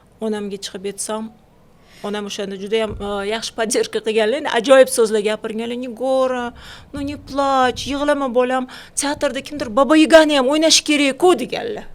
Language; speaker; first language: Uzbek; non-native, local second language; Russian